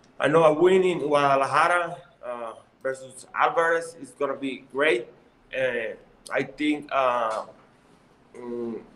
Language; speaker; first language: English; non-native, learner; Spanish